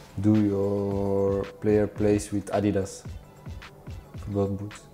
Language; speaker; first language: English; non-native, learner; Dutch